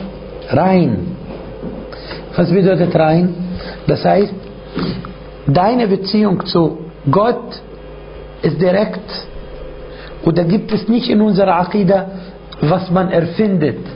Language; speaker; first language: German; non-native, fluent; Arabic